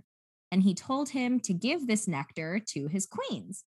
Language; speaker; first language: English; native; English